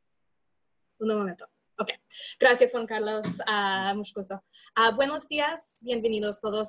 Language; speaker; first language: Spanish; non-native, fluent; English